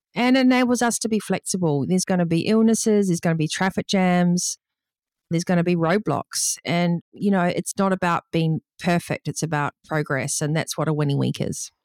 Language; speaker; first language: English; native; English